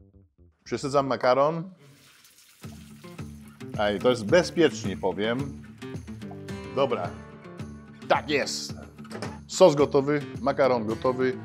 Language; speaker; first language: Polish; non-native, fluent; French